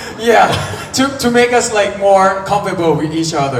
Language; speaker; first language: English; non-native, fluent; Thai